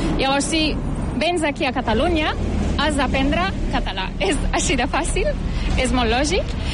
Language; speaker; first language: Catalan; non-native, fluent; Turkish